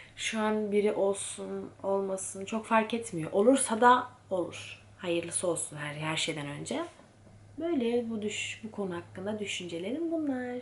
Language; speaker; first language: Turkish; early bilingual, heritage; Turkish